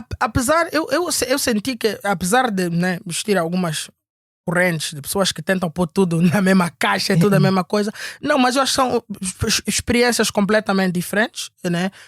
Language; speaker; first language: Portuguese; native; Portuguese